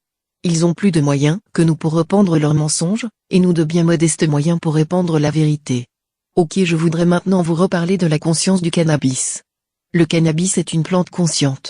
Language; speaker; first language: French; native; French